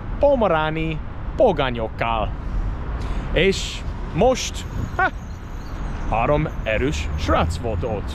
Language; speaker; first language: Hungarian; non-native, learner; English